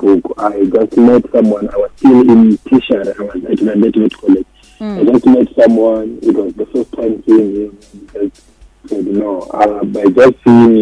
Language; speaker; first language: English; non-native, local second language; Northern Sotho